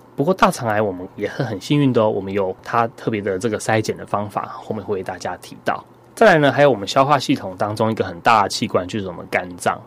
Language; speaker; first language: Chinese; native; Chinese